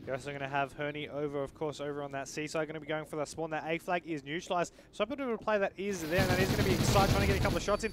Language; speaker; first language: English; native; English